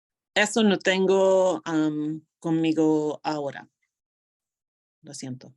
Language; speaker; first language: Spanish; non-native, fluent; English